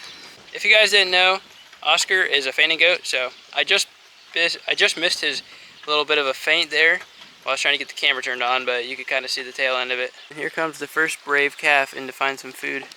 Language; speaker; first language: English; native; English